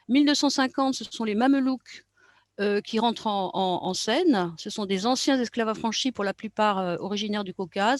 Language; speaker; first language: French; native; French